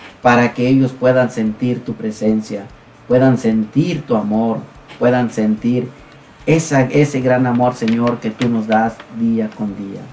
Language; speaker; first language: Spanish; native; Spanish